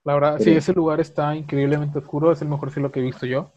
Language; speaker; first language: Spanish; native; Spanish